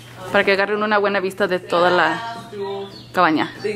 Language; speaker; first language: Spanish; early bilingual, heritage; Spanish